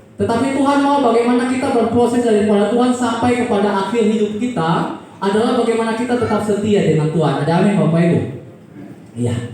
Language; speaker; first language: Indonesian; native; Indonesian